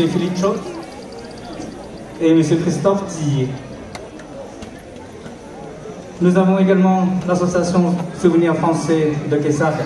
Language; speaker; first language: French; early bilingual, other home language; Hmong